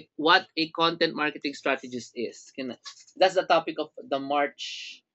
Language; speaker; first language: English; non-native, local second language; Filipino